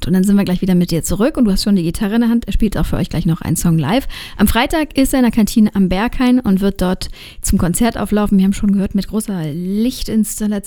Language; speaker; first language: German; native; German